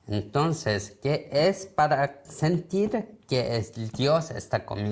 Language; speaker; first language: Spanish; non-native, learner; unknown